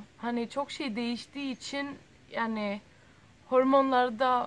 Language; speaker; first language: Turkish; early bilingual, heritage; Turkish